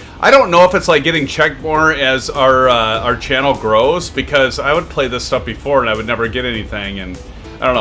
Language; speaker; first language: English; native; English